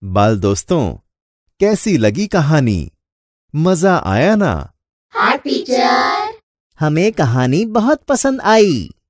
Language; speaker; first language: Hindi; non-native, local second language; Gujarati